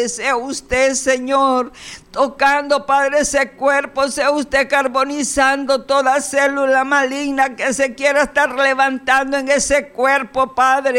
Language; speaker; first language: Spanish; native; Spanish